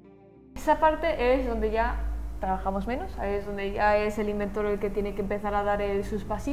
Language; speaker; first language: Spanish; native; Spanish